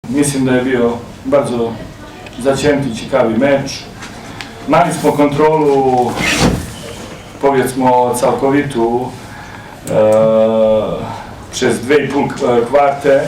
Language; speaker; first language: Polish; non-native, learner; Serbian